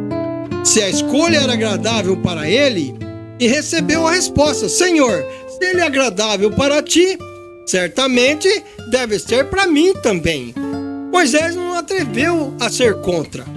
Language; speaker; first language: Portuguese; native; Portuguese